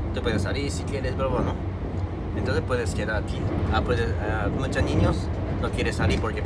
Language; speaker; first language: Spanish; non-native, learner; Japanese